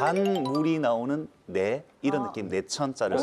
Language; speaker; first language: Korean; native; Korean